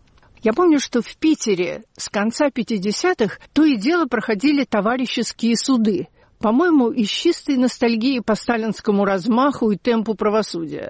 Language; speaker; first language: Russian; native; Russian